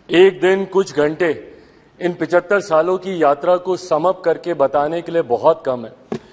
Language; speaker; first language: Hindi; native; Hindi